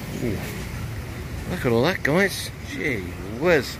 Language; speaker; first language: English; native; English